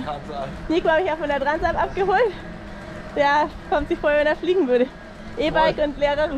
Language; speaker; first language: German; native; German